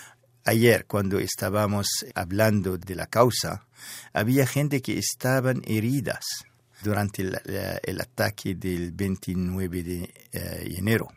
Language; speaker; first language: Spanish; non-native, fluent; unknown